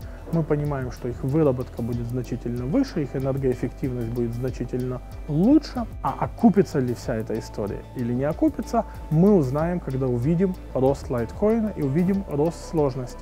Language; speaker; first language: Russian; native; Russian